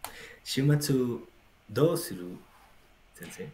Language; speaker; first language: Japanese; non-native, learner; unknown